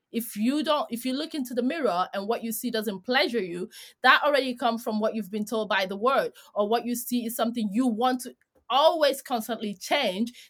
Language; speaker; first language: English; non-native, fluent; Greek